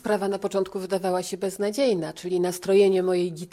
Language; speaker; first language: Polish; native; Polish